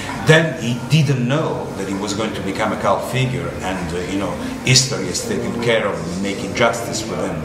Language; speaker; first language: English; non-native, fluent; Italian